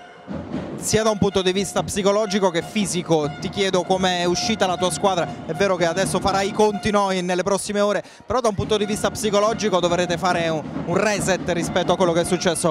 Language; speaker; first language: Italian; native; Italian